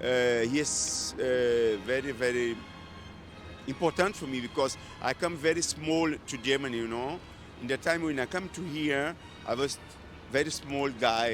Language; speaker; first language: English; non-native, learner; Portuguese